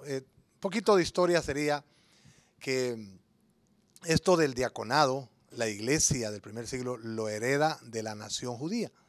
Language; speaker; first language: Spanish; native; Spanish